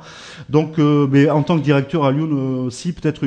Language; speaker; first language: French; native; French